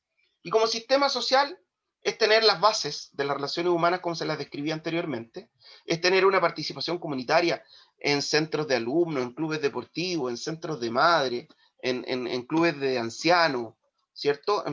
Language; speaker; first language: Spanish; native; Spanish